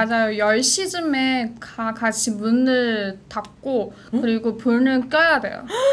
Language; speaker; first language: Korean; non-native, fluent; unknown